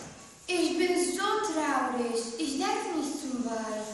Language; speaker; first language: German; non-native, learner; Polish